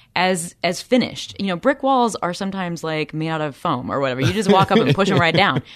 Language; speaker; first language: English; native; English